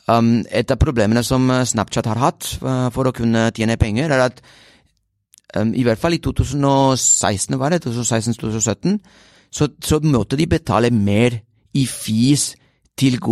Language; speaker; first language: Swedish; non-native, fluent; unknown